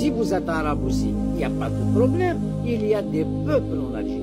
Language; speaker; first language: French; non-native, local second language; Kabyle